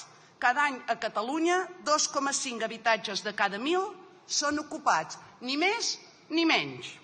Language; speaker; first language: Catalan; native; Catalan